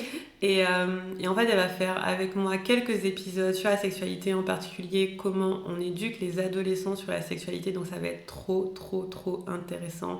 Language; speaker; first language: French; native; French